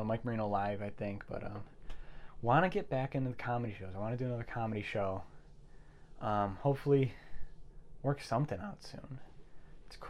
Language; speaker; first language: English; native; English